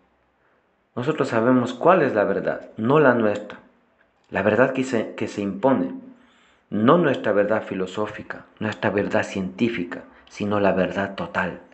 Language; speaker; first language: Spanish; non-native, fluent; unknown